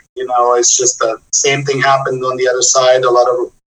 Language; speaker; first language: English; non-native, fluent; Bosnian